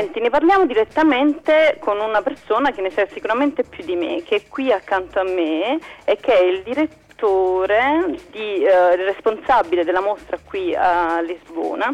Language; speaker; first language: Italian; native; Italian